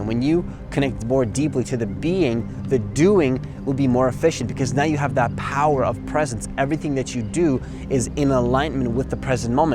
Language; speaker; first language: English; native; English